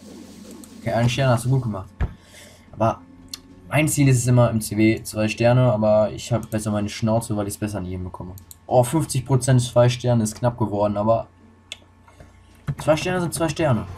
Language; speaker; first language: German; native; German